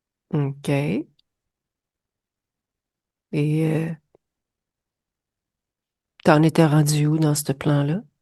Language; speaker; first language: French; native; French